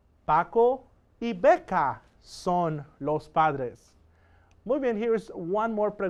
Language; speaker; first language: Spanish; non-native, fluent; English